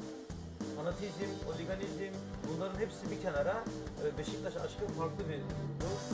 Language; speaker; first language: Turkish; native; Turkish